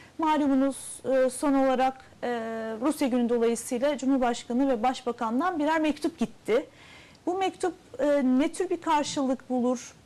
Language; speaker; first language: Turkish; native; Turkish